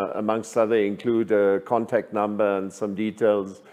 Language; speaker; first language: English; non-native, local second language; German